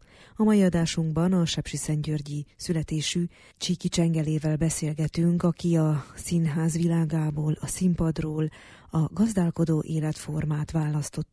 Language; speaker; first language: Hungarian; native; Hungarian